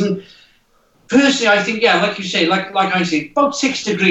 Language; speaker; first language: English; native; English